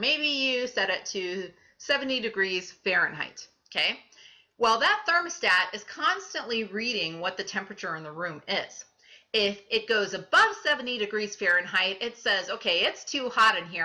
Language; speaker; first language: English; native; English